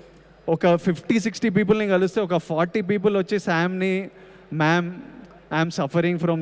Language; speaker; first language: Telugu; native; Telugu